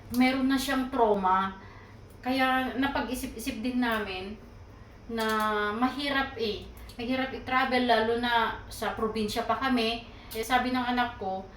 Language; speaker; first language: Filipino; non-native, local second language; Iloko